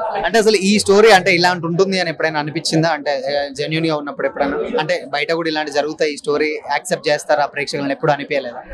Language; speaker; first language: Telugu; native; Telugu